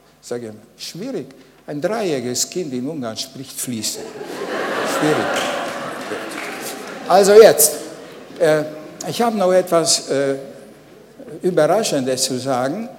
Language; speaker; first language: German; non-native, fluent; Hungarian